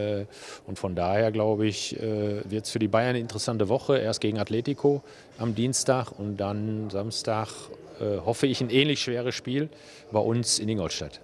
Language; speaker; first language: German; native; German